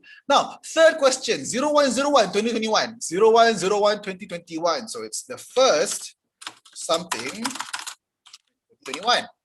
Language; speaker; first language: English; non-native, local second language; Malay